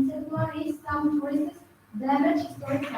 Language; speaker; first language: English; non-native, learner; Uzbek